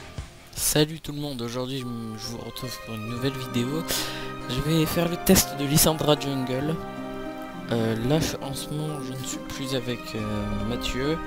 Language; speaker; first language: French; native; French